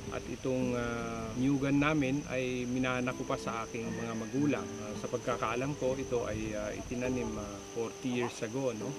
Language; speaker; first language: Filipino; non-native, local second language; Iloko